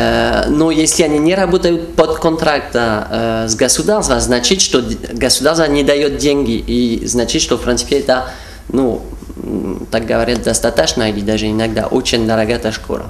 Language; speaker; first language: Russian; non-native, fluent; French